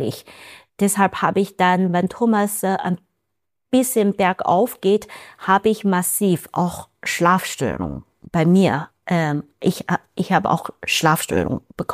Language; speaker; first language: German; non-native, fluent; Chinese